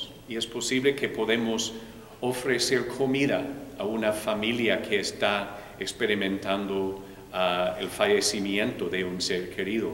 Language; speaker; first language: Spanish; non-native, fluent; English